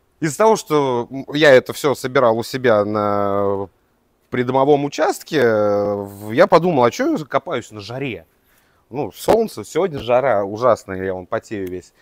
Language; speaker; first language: Russian; native; Russian